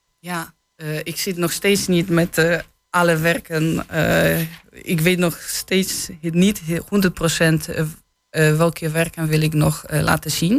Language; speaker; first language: Dutch; non-native, fluent; Polish